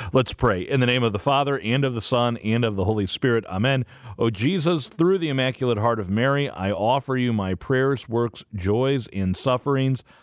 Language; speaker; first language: English; native; English